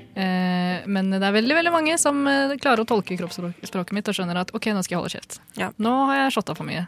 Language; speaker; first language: Norwegian; early bilingual, other home language; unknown